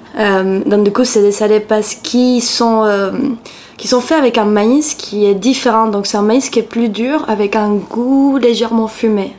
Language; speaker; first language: French; non-native, fluent; Spanish